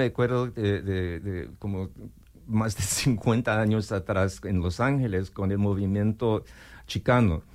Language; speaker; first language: Spanish; non-native, learner; English